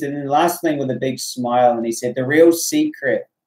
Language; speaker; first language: English; native; English